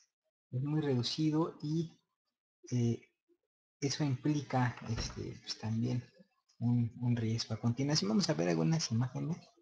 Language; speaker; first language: Spanish; native; Spanish